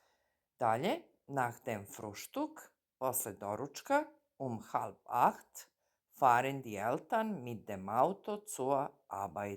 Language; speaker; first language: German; non-native, fluent; Serbian